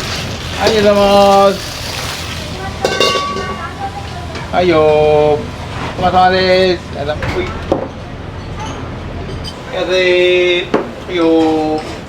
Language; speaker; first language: Japanese; native; Japanese